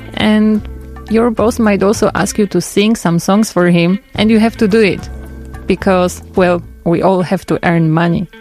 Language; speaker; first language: English; non-native, fluent; Polish